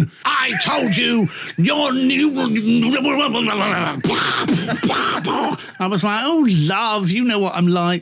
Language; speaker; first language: English; native; English